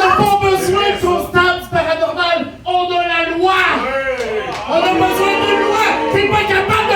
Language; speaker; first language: French; native; French